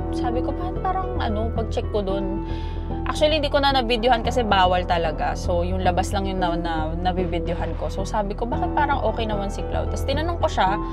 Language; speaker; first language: Filipino; native; Filipino